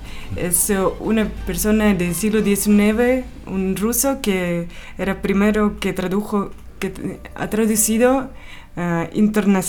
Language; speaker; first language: Spanish; non-native, fluent; Russian